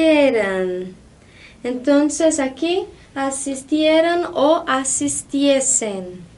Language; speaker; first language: Spanish; non-native, fluent; Portuguese